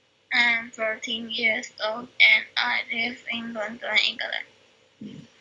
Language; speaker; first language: English; non-native, learner; Chinese